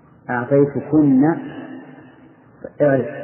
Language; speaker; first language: Arabic; native; Arabic